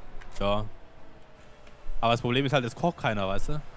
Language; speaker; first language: German; native; German